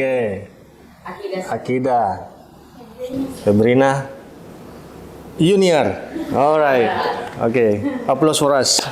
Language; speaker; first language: English; non-native, fluent; Indonesian